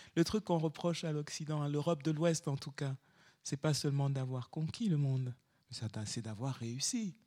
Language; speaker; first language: French; native; French